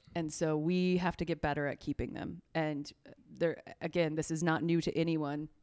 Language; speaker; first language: English; native; English